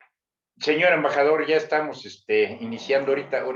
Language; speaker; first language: Spanish; native; Spanish